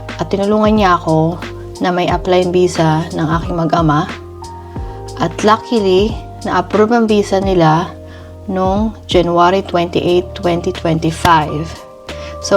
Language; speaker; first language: Filipino; native; Filipino